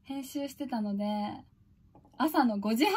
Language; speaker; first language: Japanese; native; Japanese